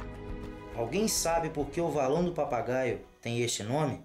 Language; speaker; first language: Portuguese; native; Portuguese